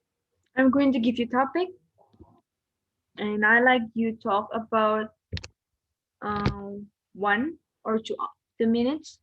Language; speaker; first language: English; non-native, learner; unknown